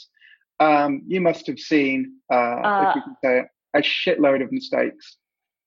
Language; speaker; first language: English; native; English